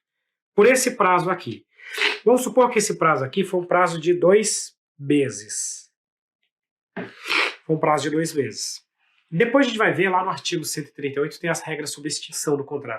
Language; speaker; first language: Portuguese; native; Portuguese